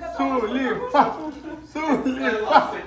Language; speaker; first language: Russian; non-native, local second language; Kyrgyz